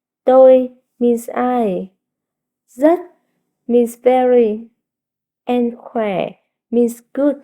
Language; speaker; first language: English; non-native, fluent; Vietnamese